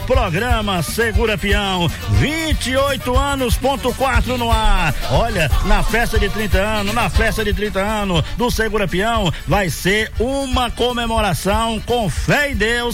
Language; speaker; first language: Portuguese; native; Portuguese